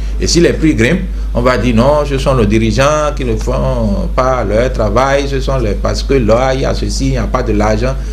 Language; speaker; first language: French; native; French